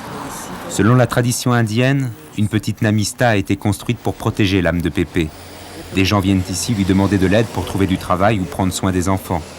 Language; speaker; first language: French; native; French